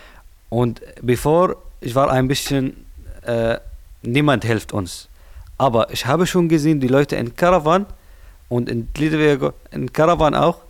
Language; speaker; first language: German; non-native, learner; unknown